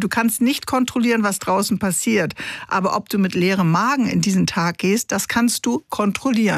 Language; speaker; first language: German; native; German